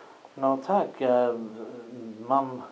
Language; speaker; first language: Polish; non-native, fluent; English